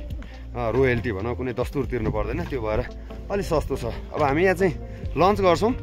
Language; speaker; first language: Nepali; native; Nepali